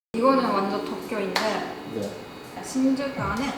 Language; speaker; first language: Korean; non-native, learner; Japanese